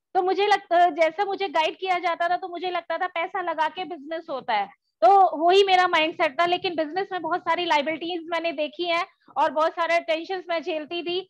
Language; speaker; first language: Hindi; native; Hindi